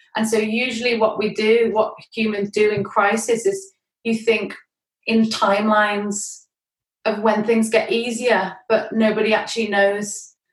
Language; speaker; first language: English; native; English